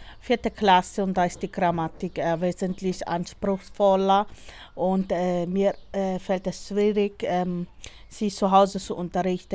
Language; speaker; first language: German; non-native, learner; Spanish